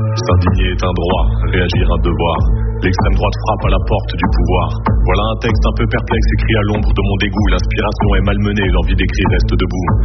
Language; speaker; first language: French; native; French